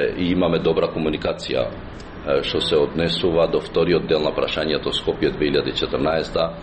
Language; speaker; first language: Macedonian; non-native, local second language; Albanian